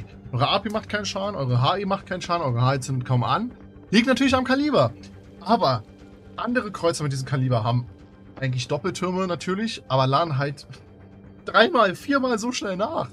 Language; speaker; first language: German; native; German